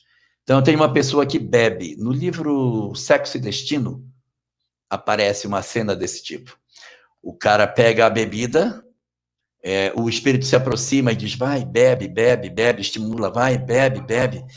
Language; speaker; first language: Portuguese; native; Portuguese